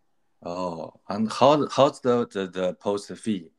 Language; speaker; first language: English; non-native, learner; Chinese